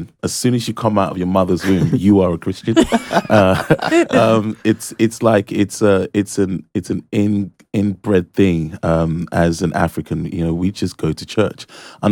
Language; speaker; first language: English; early bilingual, other home language; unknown